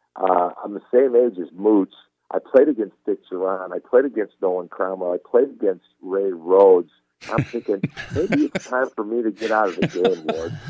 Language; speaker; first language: English; non-native, fluent; Turkish